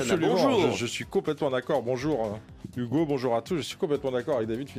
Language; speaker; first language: French; native; French